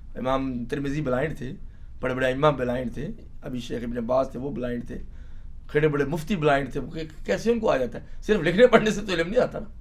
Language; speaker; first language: Urdu; native; Urdu